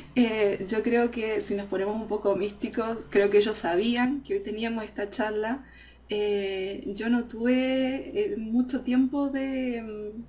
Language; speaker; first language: Spanish; native; Spanish